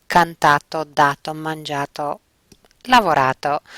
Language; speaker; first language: Italian; non-native, fluent; English